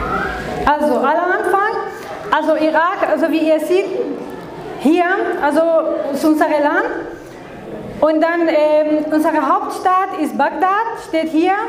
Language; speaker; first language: German; non-native, learner; Kurdish